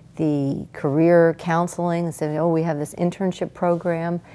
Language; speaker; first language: English; native; English